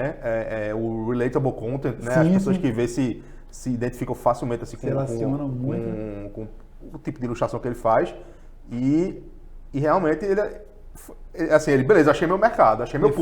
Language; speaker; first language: Portuguese; native; Portuguese